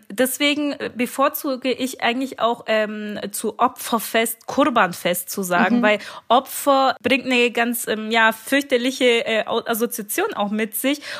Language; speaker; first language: German; early bilingual, other home language; Turkish